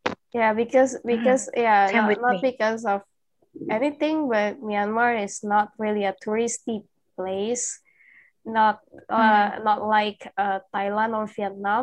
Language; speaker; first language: English; non-native, fluent; Indonesian